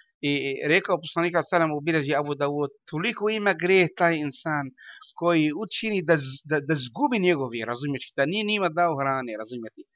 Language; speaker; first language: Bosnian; non-native, learner; Arabic